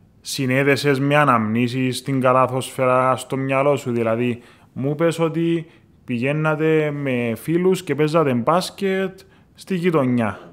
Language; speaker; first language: Greek; native; Greek